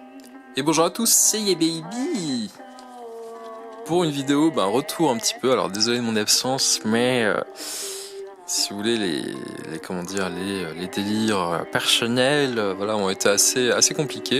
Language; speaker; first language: French; native; French